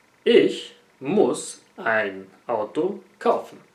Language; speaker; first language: German; non-native, fluent; English